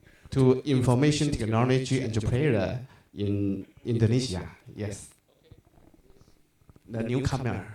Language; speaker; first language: English; non-native, learner; Chinese